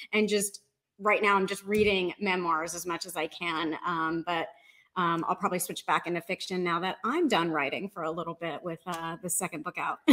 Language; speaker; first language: English; native; English